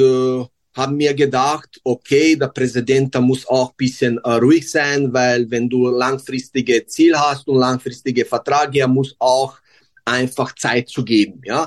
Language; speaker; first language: German; non-native, learner; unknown